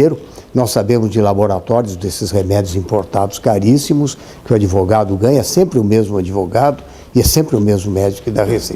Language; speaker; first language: Portuguese; native; Portuguese